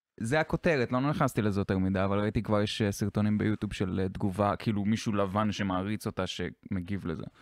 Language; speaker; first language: Hebrew; native; Hebrew